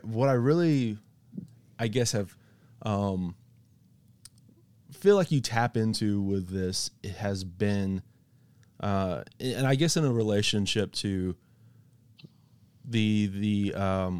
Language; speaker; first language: English; native; English